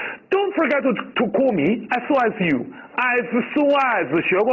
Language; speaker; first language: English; non-native, fluent; Chinese